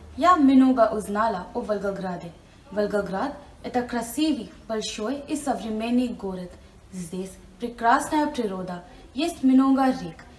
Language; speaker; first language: Russian; non-native, learner; Bangla